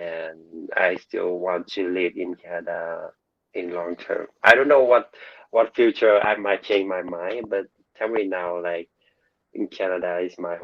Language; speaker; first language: English; non-native, learner; Vietnamese